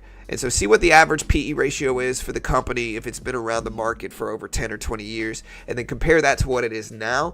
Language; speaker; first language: English; native; English